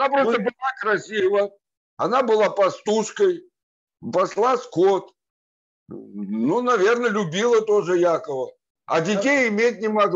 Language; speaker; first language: Russian; native; Russian